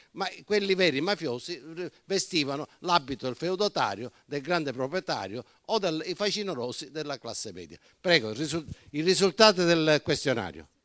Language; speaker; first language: Italian; native; Italian